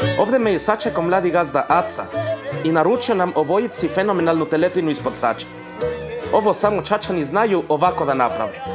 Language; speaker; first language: Serbian; non-native, fluent; Spanish